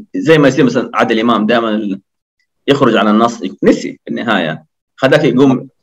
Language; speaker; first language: Arabic; early bilingual, other home language; Indonesian